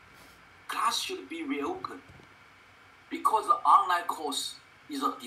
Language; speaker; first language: English; non-native, fluent; Chinese